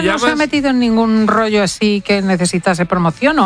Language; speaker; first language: Spanish; native; Spanish